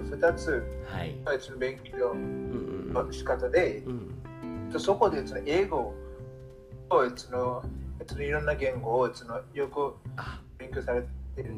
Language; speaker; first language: Japanese; non-native, learner; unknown